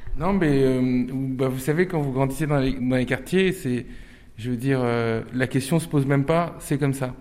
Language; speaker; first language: French; early bilingual, other home language; Turkish